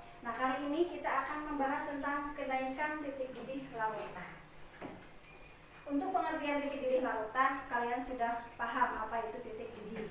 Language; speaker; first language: Indonesian; native; Indonesian